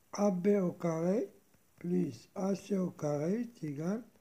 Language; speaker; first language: French; non-native, local second language; Arabic